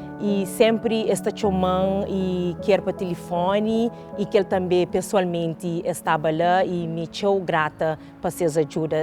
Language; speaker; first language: Portuguese; non-native, local second language; Kabuverdianu